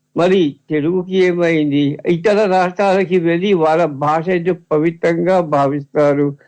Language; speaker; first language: Telugu; early bilingual, heritage; Telugu